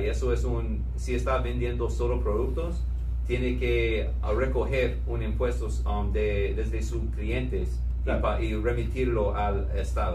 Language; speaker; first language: Spanish; non-native, fluent; English